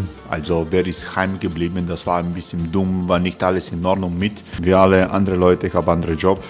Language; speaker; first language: German; non-native, learner; Croatian